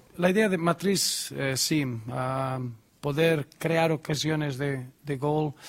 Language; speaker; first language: Portuguese; non-native, learner; Spanish